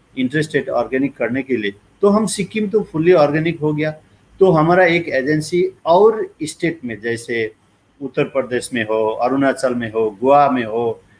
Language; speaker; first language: Hindi; non-native, local second language; Nepali